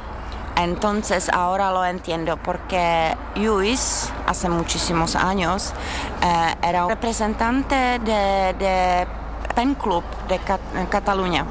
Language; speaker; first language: Spanish; non-native, fluent; Czech